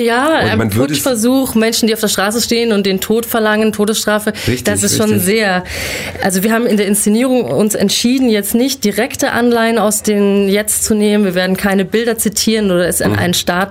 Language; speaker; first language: German; native; German